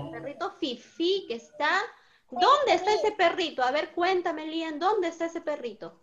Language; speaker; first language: Spanish; native; Spanish